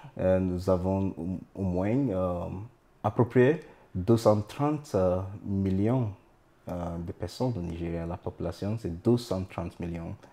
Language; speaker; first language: French; non-native, fluent; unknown